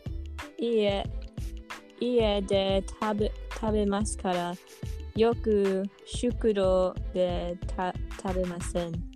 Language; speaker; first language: Japanese; non-native, learner; English